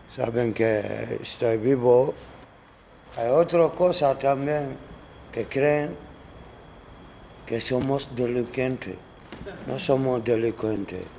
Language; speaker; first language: Spanish; non-native, learner; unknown